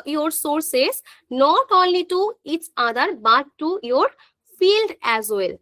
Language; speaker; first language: English; non-native, local second language; Bangla